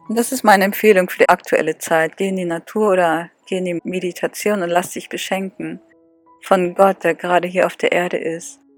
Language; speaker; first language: German; native; German